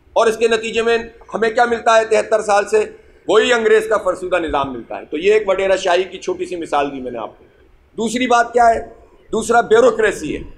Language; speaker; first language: Urdu; native; Urdu